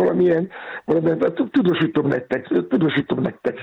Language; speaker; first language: Hungarian; non-native, fluent; Yoruba